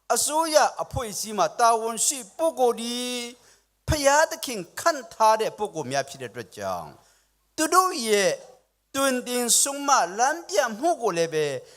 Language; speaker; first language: Burmese; non-native, local second language; Tedim Chin